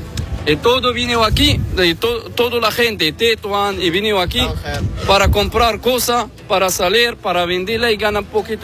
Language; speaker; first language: Spanish; non-native, learner; Arabic